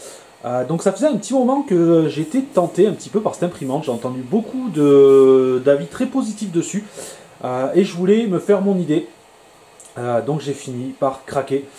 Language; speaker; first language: French; native; French